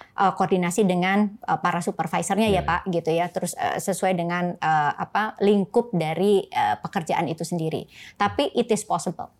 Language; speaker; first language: Indonesian; native; Indonesian